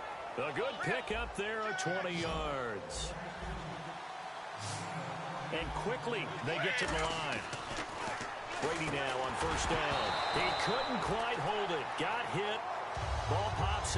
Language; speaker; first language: English; native; English